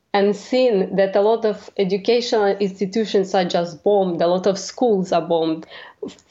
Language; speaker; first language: English; non-native, fluent; Ukrainian